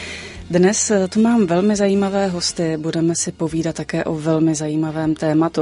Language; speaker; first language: Czech; native; Czech